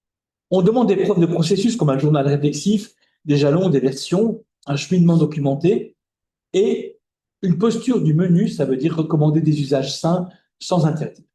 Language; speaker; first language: French; native; French